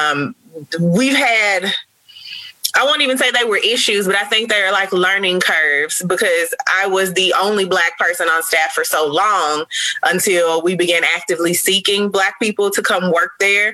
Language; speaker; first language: English; native; English